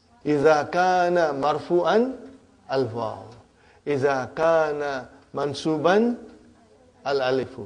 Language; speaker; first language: Arabic; non-native, fluent; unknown